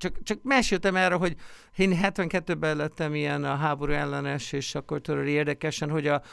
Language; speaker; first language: Hungarian; non-native, fluent; English